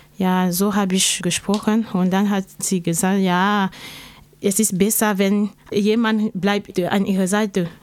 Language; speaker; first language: German; non-native, learner; French